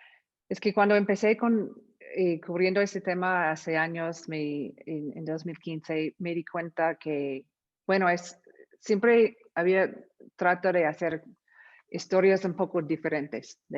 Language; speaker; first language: Spanish; non-native, fluent; English